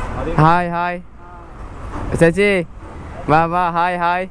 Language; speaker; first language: Hindi; non-native, local second language; Bangla